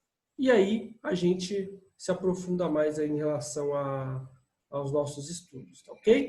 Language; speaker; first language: Portuguese; native; Portuguese